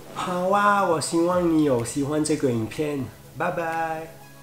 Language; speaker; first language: Chinese; non-native, learner; French